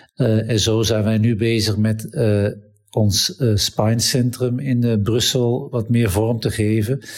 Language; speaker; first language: Dutch; native; Dutch